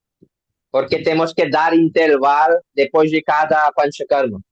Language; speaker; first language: Portuguese; non-native, learner; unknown